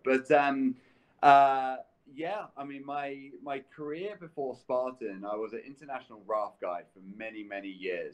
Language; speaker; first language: English; native; English